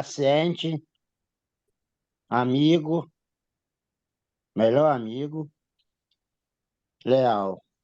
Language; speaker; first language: Portuguese; native; Portuguese